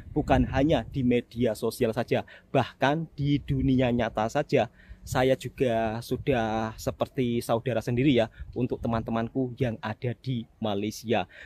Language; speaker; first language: Indonesian; native; Indonesian